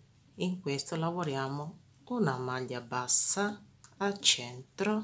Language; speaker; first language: Italian; non-native, fluent; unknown